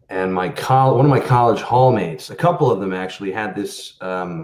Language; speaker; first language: English; native; English